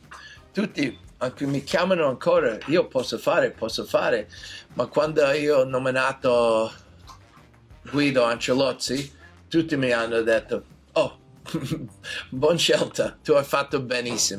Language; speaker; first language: Italian; non-native, learner; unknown